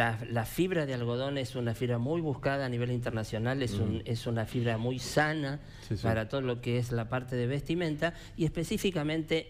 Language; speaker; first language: Spanish; native; Spanish